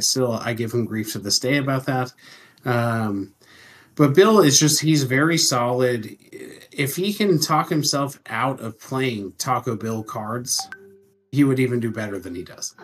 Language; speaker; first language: English; native; English